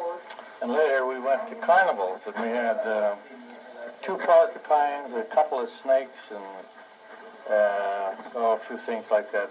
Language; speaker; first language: English; native; English